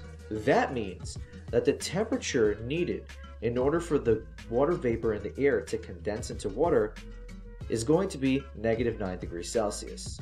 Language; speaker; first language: English; native; English